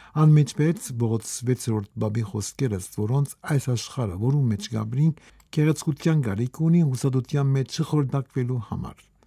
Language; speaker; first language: Armenian; native; Armenian